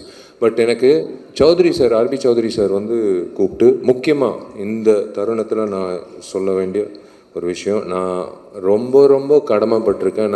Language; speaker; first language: Tamil; native; Tamil